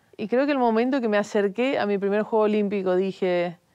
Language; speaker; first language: Spanish; native; Spanish